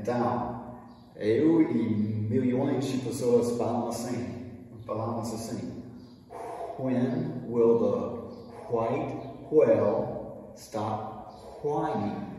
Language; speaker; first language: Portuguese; non-native, fluent; English